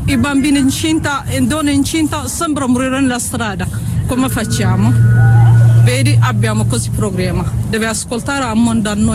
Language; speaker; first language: Italian; non-native, learner; Tigrinya